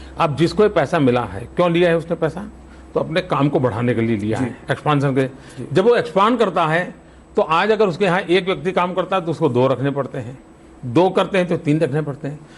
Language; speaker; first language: Hindi; non-native, local second language; Gujarati